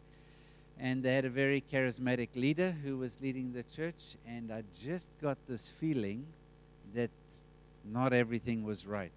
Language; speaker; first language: English; native; English